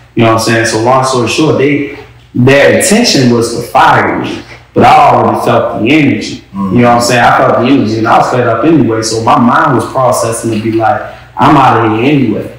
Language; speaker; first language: English; native; English